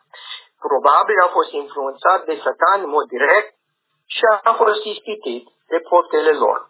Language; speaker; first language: Romanian; non-native, learner; English